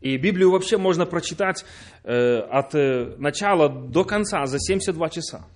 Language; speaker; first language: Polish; non-native, learner; Russian